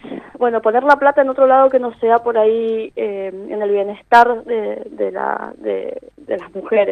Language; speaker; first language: Spanish; native; Spanish